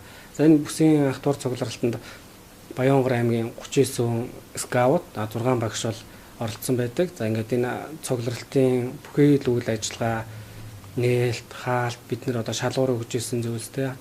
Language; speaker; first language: Mongolian; native; Mongolian